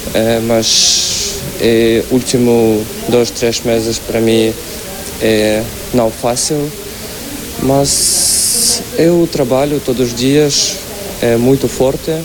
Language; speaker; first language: Portuguese; non-native, learner; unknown